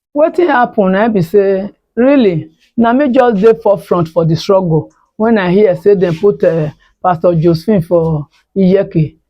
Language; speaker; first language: Nigerian Pidgin; non-native, local second language; Bini